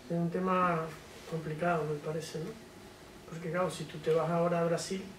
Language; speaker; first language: Spanish; native; Spanish